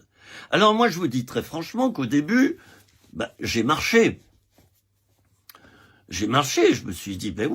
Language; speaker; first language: French; native; French